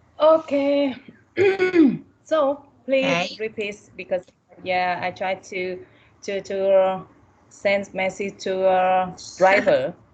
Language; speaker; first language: English; non-native, learner; Vietnamese